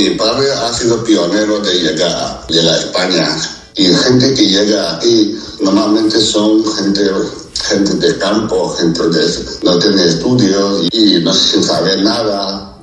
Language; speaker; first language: Spanish; non-native, fluent; Chinese